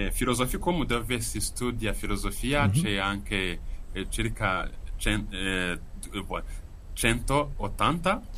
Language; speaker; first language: Italian; non-native, fluent; Kinyarwanda